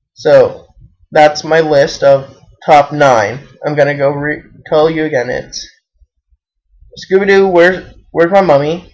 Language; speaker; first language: English; native; English